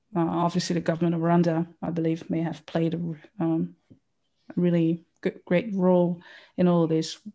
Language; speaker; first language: English; non-native, fluent; Rundi